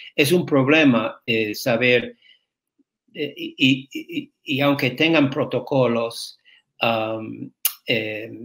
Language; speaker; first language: Spanish; non-native, fluent; English